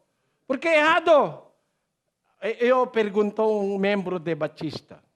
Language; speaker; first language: Portuguese; non-native, learner; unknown